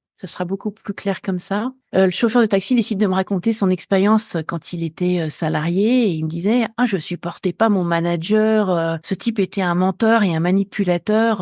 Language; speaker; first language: French; native; French